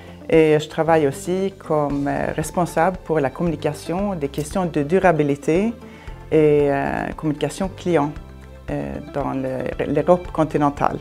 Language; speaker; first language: French; non-native, fluent; Swedish